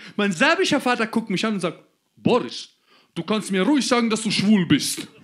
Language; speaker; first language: German; non-native, fluent; Croatian